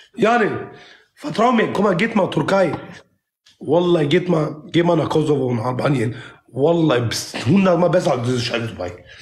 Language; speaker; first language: German; non-native, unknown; Kurdish